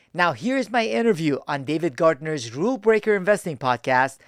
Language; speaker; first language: English; early bilingual, other home language; Persian